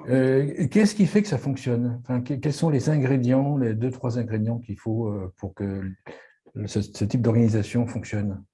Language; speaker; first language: French; native; French